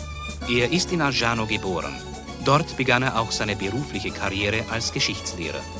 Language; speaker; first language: German; native; German